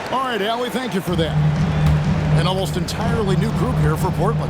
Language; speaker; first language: English; native; English